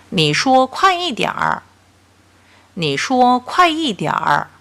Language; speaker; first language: Chinese; non-native, fluent; Korean